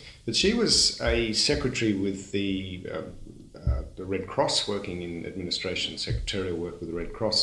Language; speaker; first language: English; native; English